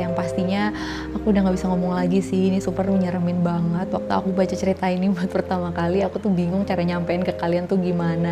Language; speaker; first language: Indonesian; native; Indonesian